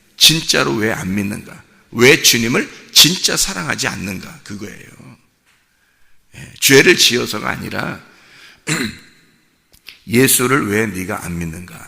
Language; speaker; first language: Korean; native; Korean